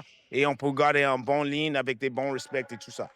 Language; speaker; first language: French; non-native, fluent; English